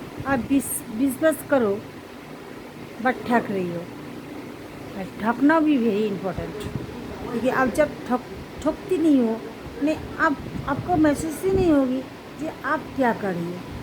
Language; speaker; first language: Hindi; non-native, local second language; Bangla